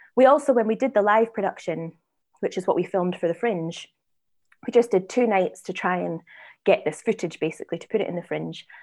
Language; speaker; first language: English; native; English